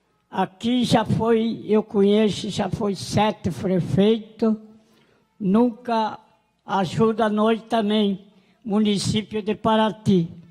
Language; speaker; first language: Portuguese; non-native, local second language; Guarani